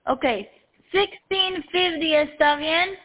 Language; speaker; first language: Spanish; early bilingual, heritage; Spanish